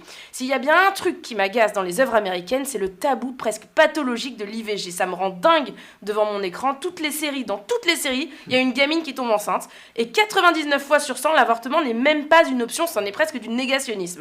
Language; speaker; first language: French; native; French